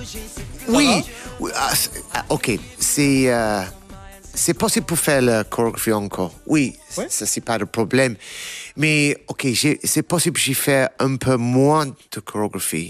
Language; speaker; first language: French; non-native, learner; English